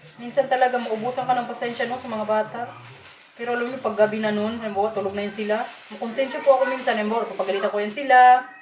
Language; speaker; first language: Filipino; non-native, local second language; Waray